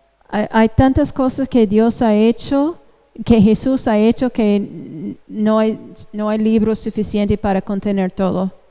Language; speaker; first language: Spanish; non-native, fluent; English